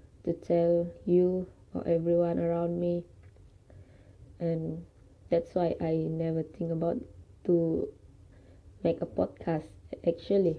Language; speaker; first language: English; non-native, local second language; Malay